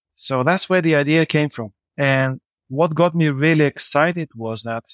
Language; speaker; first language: English; non-native, fluent; Bulgarian